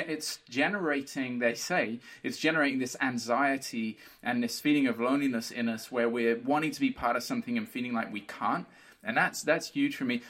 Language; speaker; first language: English; early bilingual, other home language; Portuguese